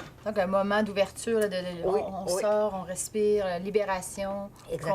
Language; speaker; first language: French; native; French